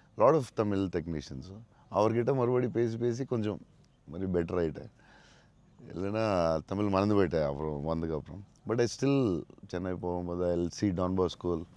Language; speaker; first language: Tamil; non-native, local second language; Telugu